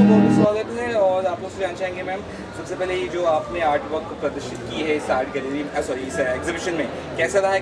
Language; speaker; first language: Hindi; native; Hindi